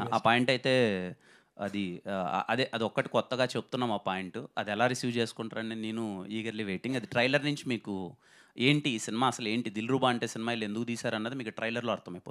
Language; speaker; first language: Telugu; native; Telugu